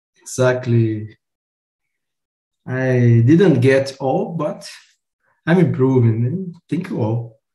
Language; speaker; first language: English; non-native, fluent; Portuguese